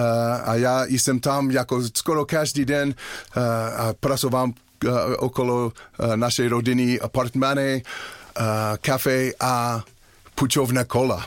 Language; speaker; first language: Czech; non-native, learner; English